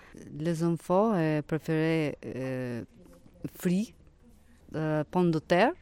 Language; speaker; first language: French; non-native, learner; Albanian